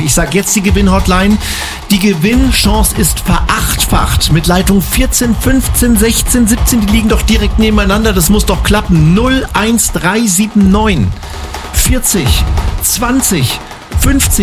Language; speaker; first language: German; native; German